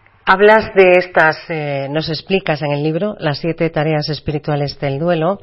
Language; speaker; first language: Spanish; native; Spanish